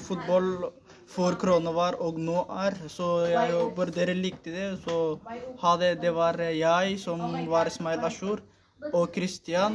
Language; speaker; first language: Norwegian; non-native, learner; Spanish